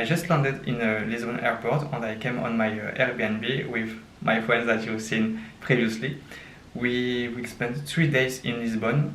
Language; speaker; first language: English; non-native, learner; French